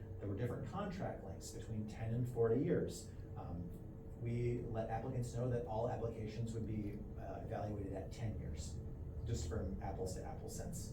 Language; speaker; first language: English; native; English